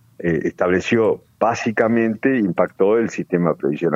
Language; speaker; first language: Spanish; native; Spanish